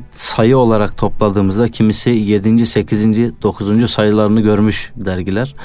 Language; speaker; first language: Turkish; native; Turkish